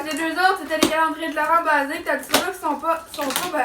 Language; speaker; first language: French; native; French